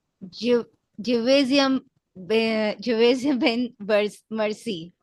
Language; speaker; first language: French; non-native, learner; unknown